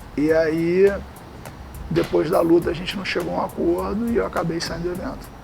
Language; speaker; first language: Portuguese; native; Portuguese